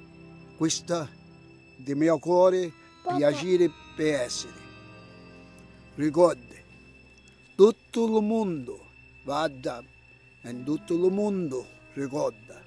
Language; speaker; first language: Italian; early bilingual, heritage; English